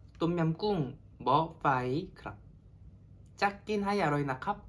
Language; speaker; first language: Thai; non-native, learner; Korean